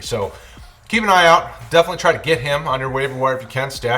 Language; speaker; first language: English; native; English